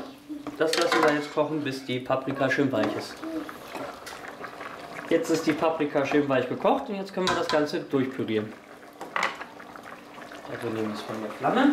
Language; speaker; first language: German; native; German